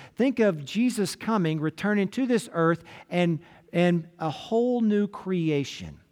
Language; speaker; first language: English; native; English